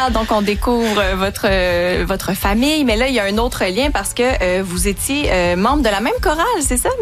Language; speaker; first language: French; native; French